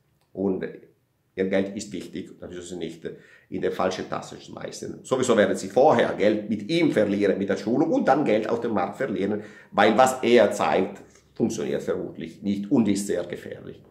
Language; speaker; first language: German; non-native, fluent; Italian